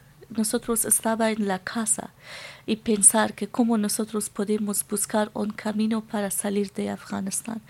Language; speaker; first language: Spanish; non-native, learner; Persian